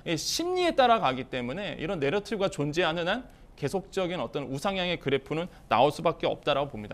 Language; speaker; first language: Korean; native; Korean